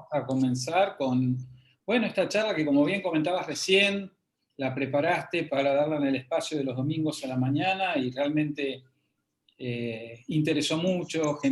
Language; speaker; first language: Spanish; native; Spanish